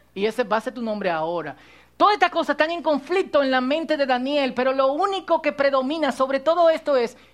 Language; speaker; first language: Spanish; native; Spanish